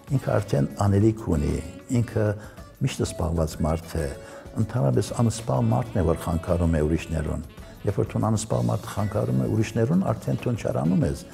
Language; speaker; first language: Armenian; early bilingual, heritage; Armenian